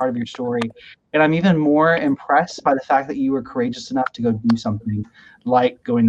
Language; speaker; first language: English; native; English